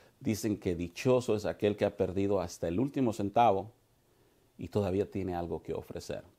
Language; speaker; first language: Spanish; native; Spanish